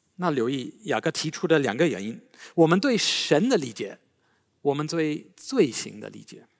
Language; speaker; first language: Chinese; non-native, fluent; English